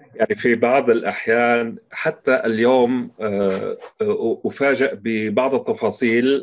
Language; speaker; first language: Arabic; non-native, fluent; German